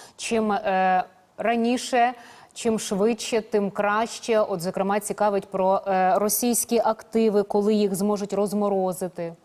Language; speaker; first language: Ukrainian; native; Ukrainian